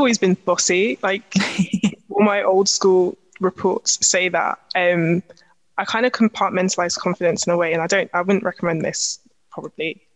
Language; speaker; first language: English; native; English